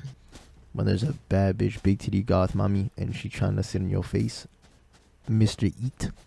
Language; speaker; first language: English; native; English